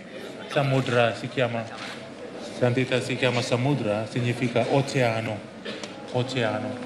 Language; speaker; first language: Italian; non-native, learner; Indonesian